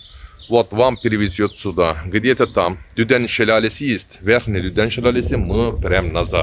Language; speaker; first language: Russian; non-native, learner; Turkish